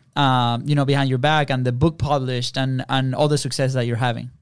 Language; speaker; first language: English; non-native, fluent; Spanish